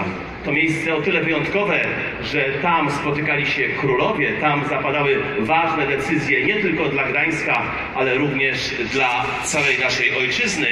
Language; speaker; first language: Polish; native; Polish